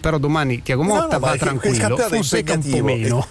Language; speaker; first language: Italian; native; Italian